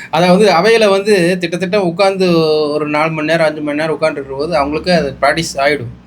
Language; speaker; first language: Tamil; native; Tamil